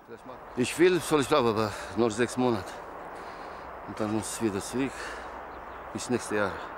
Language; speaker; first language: German; non-native, learner; Romanian